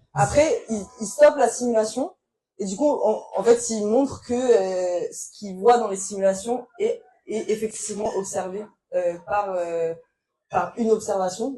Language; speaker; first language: French; native; French